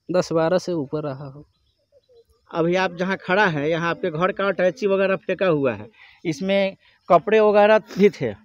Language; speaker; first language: Hindi; native; Hindi